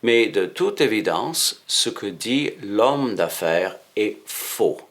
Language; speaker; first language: French; non-native, fluent; English